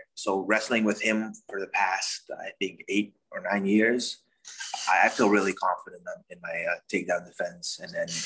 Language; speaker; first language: English; non-native, fluent; Dutch